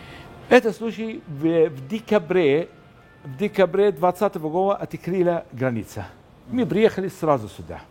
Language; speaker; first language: Russian; non-native, learner; Arabic